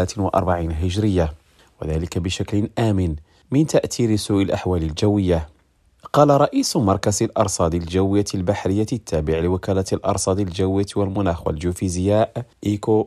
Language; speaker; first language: Arabic; non-native, fluent; Indonesian